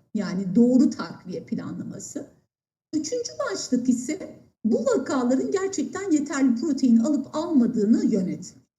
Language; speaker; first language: Turkish; native; Turkish